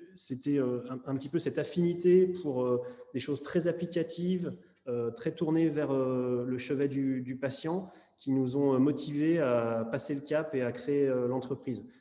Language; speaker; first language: French; native; French